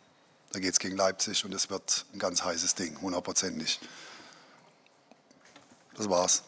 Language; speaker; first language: German; native; German